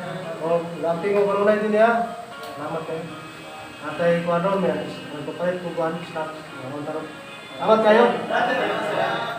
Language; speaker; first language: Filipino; non-native, local second language; Cebuano